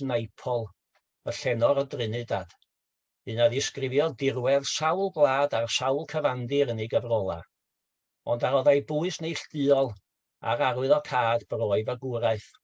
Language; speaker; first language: Welsh; native; Welsh